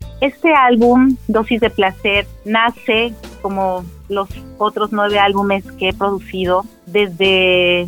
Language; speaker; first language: Spanish; native; Spanish